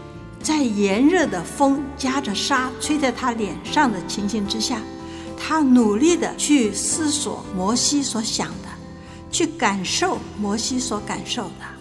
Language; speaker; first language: Chinese; native; Chinese